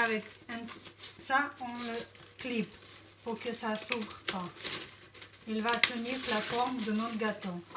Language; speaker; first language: French; non-native, fluent; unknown